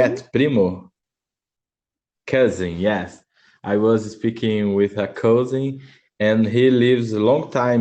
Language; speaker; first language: English; non-native, learner; Portuguese